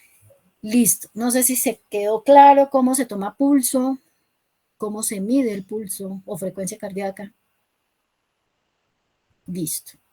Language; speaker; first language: Spanish; native; Spanish